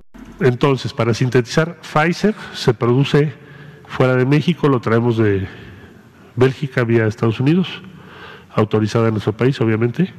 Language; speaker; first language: Spanish; native; Spanish